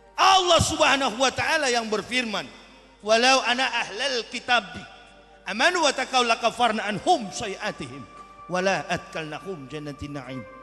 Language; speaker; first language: Indonesian; native; Indonesian